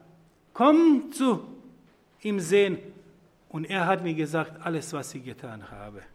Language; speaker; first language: German; non-native, fluent; Croatian